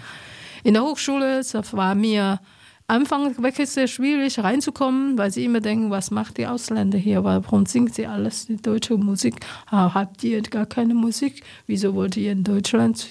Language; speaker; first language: German; non-native, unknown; Chinese